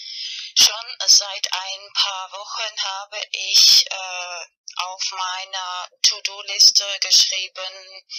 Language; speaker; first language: German; non-native, fluent; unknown